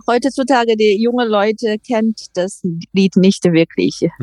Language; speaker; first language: German; non-native, learner; Chinese